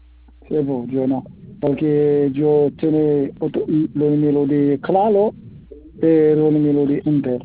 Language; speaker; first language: Spanish; non-native, learner; Haitian Creole